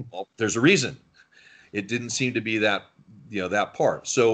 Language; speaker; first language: English; native; English